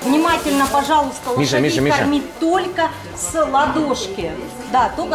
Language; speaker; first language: Russian; native; Russian